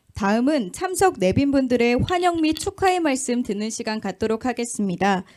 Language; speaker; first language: Korean; native; Korean